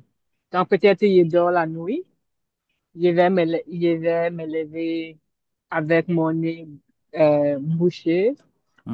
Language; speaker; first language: French; non-native, learner; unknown